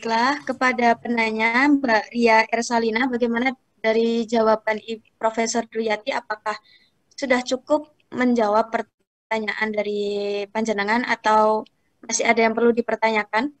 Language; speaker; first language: Indonesian; native; Indonesian